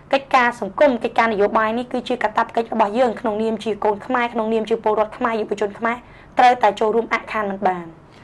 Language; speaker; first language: Khmer; native; Khmer